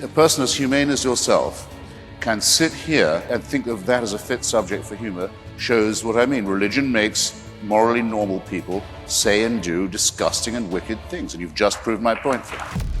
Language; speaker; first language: English; native; English